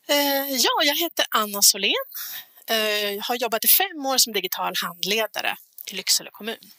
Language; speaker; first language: Swedish; native; Swedish